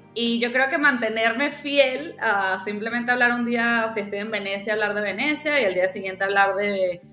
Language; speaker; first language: Spanish; native; Spanish